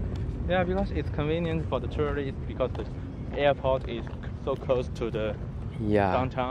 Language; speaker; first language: English; non-native, learner; Thai